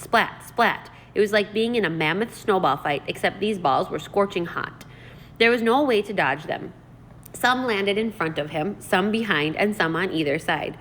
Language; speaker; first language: English; native; English